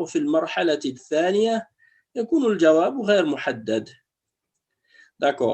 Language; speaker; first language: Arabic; non-native, fluent; French